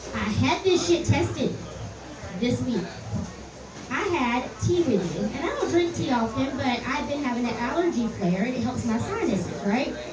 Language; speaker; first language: English; native; English